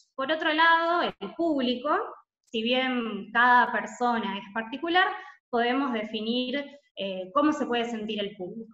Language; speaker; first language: Spanish; native; Spanish